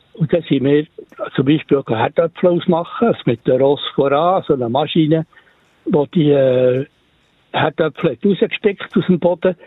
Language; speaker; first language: German; native; German